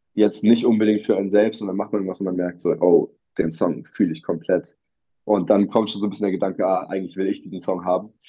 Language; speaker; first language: German; native; German